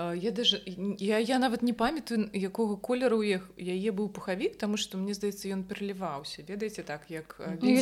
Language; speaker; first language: Belarusian; non-native, local second language; Russian